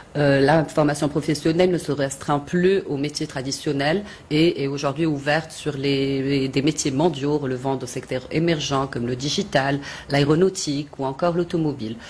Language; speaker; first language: French; non-native, local second language; Arabic